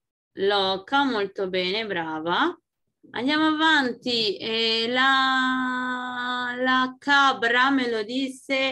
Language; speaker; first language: Italian; non-native, fluent; Spanish